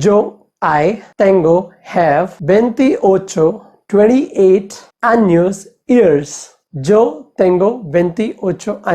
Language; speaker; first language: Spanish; non-native, learner; Hindi